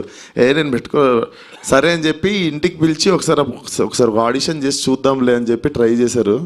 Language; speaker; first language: Telugu; native; Telugu